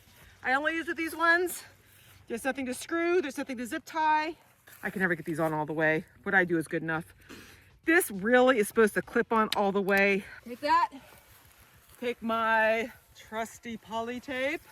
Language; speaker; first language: English; native; English